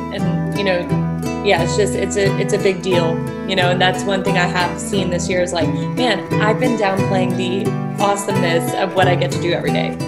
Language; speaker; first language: English; native; English